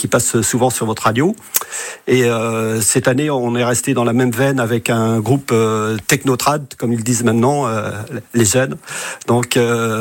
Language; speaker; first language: French; native; French